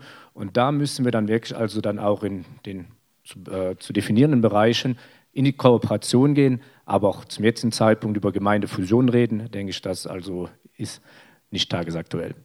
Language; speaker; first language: German; native; German